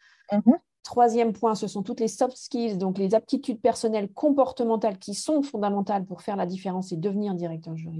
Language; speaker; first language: French; native; French